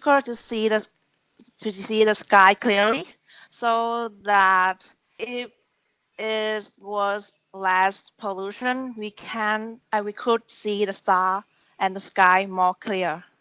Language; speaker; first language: English; non-native, learner; Vietnamese